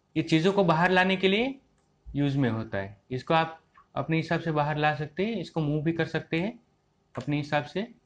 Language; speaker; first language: Hindi; native; Hindi